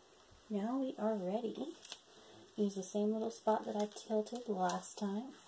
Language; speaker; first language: English; native; English